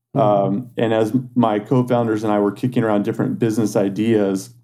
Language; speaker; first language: English; native; English